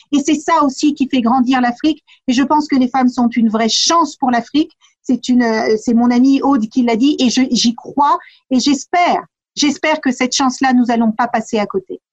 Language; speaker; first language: French; early bilingual, other home language; Kabuverdianu